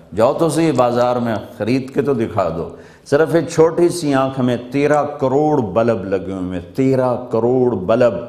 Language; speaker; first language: Urdu; non-native, local second language; Punjabi